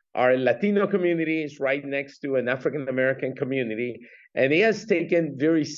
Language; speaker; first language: English; non-native, fluent; Spanish